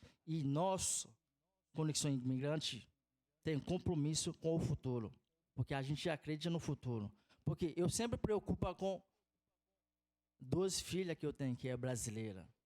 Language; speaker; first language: Portuguese; non-native, fluent; Haitian Creole